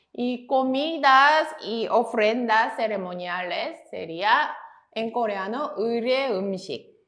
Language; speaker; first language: Spanish; non-native, fluent; Korean